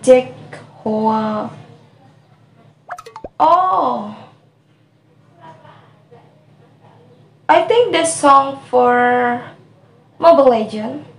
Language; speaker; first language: English; non-native, learner; Indonesian